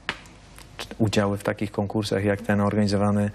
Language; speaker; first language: Polish; native; Polish